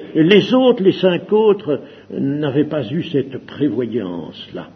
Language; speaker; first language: French; native; French